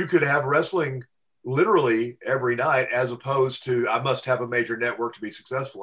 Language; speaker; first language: English; native; English